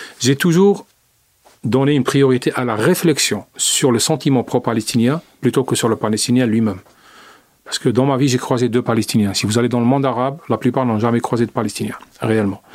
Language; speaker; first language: French; non-native, local second language; Arabic